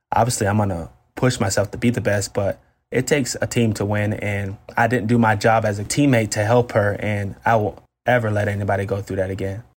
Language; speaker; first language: English; native; English